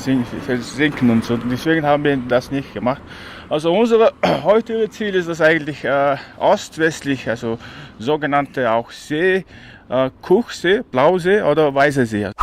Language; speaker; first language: German; non-native, learner; Mongolian